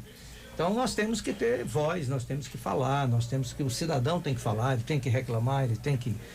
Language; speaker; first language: Portuguese; native; Portuguese